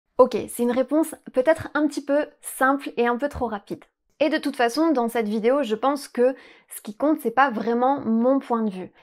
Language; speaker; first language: French; native; French